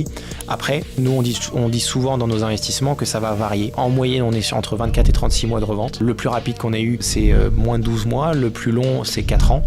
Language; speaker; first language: French; native; French